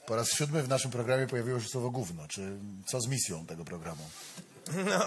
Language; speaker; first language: Polish; native; Polish